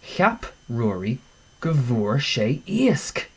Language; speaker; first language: Irish; non-native, local second language; English